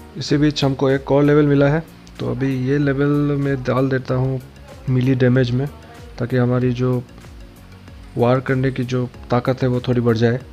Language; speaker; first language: Hindi; non-native, local second language; Assamese